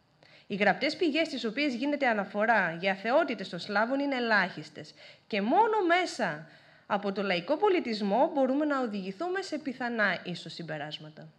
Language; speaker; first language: Greek; native; Greek